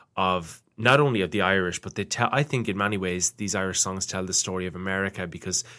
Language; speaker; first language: English; native; English